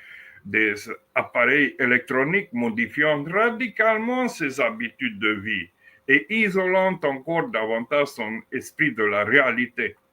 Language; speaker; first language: French; non-native, fluent; Romanian